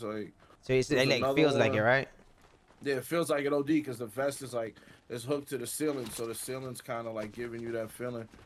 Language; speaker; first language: English; native; English